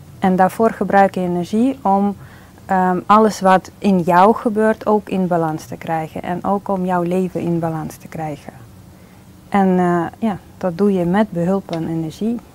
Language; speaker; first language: Dutch; non-native, fluent; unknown